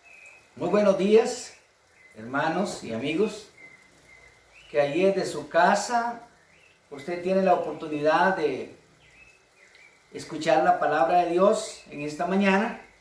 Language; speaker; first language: Spanish; native; Spanish